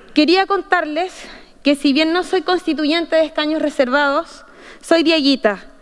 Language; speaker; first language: Spanish; native; Spanish